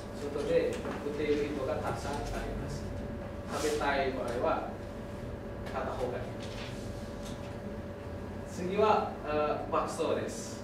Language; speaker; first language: Japanese; non-native, learner; Indonesian